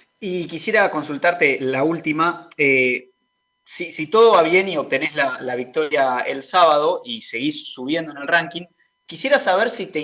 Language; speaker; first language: Spanish; native; Spanish